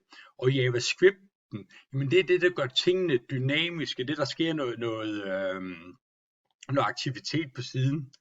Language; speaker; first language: Danish; native; Danish